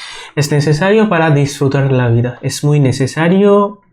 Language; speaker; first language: Spanish; non-native, fluent; Bangla